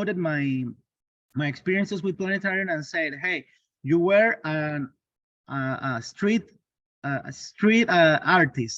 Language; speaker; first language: English; non-native, learner; Spanish